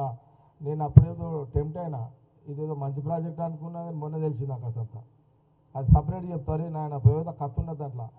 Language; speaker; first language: Telugu; native; Telugu